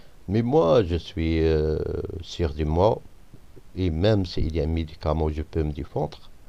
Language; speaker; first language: French; non-native, fluent; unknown